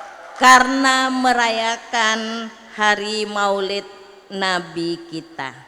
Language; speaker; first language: Indonesian; native; Indonesian